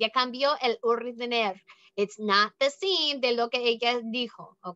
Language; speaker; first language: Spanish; non-native, learner; English